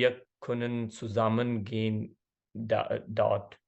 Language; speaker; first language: German; non-native, learner; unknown